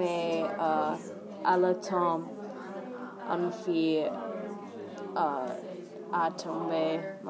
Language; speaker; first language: French; non-native, learner; English